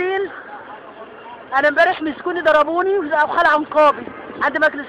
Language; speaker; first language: Arabic; native; Arabic